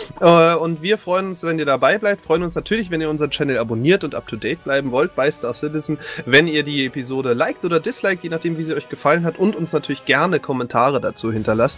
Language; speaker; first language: German; native; German